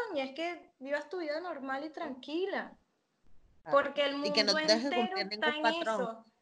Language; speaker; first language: Spanish; native; Spanish